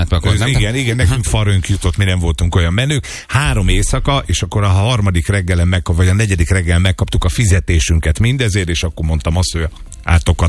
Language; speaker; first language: Hungarian; native; Hungarian